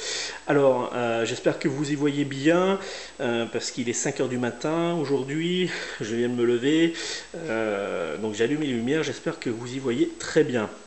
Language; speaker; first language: French; native; French